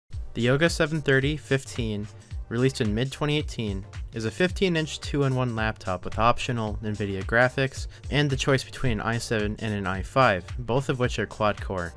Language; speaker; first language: English; native; English